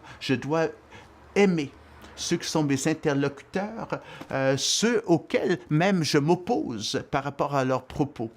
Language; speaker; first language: French; native; French